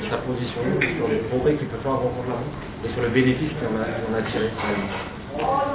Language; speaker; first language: French; native; French